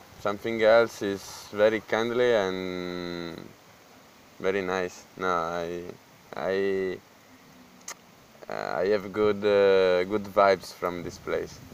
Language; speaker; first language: English; non-native, learner; Italian